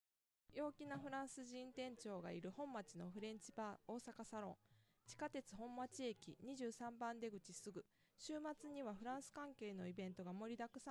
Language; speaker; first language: Japanese; native; Japanese